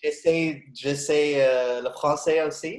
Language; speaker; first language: French; non-native, learner; Arabic